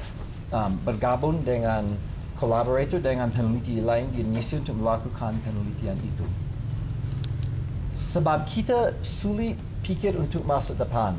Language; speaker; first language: Indonesian; non-native, fluent; English